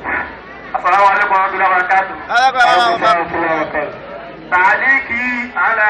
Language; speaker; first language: Arabic; non-native, learner; Yoruba